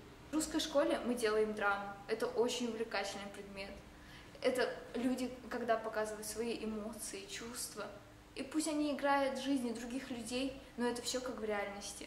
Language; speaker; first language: Russian; early bilingual, heritage; Russian